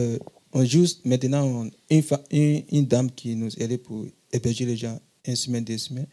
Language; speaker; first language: French; non-native, learner; English